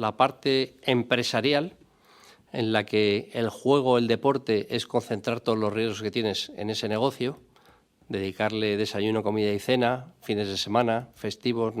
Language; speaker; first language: Spanish; native; Spanish